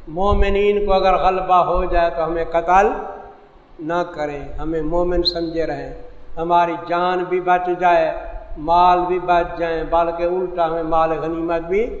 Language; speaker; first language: Urdu; non-native, local second language; Saraiki